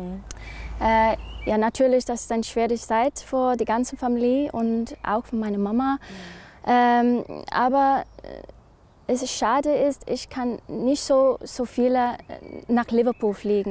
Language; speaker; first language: German; non-native, learner; English